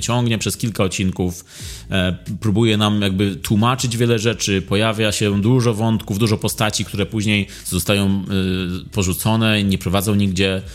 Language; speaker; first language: Polish; native; Polish